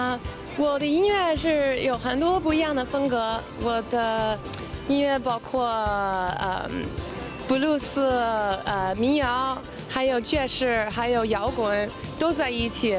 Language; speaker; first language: Chinese; non-native, fluent; English